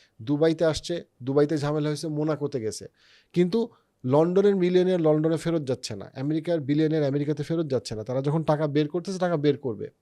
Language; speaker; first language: Bangla; native; Bangla